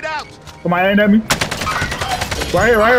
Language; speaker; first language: English; native; English